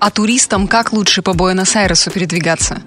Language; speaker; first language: Russian; native; Russian